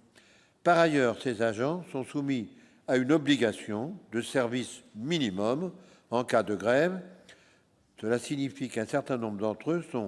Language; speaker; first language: French; native; French